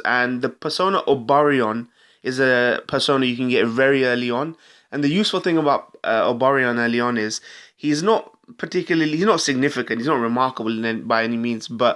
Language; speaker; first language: English; native; English